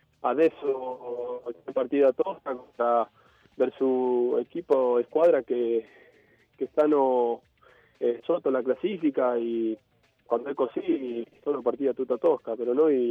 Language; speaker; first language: Italian; non-native, fluent; Spanish